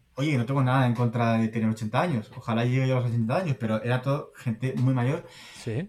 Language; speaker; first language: Spanish; native; Spanish